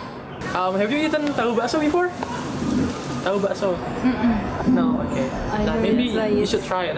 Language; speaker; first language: English; non-native, learner; Indonesian